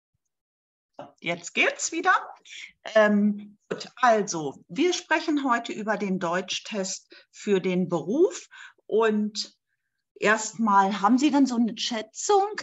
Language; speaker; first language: German; native; German